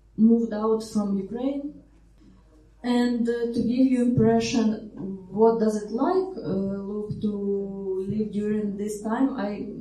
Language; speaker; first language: English; non-native, fluent; Ukrainian